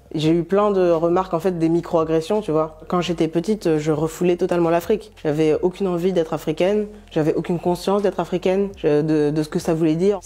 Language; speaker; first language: French; native; French